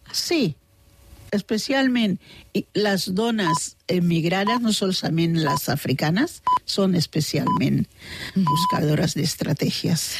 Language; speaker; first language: Catalan; non-native, fluent; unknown